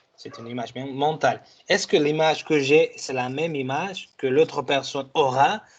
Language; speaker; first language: French; non-native, fluent; Spanish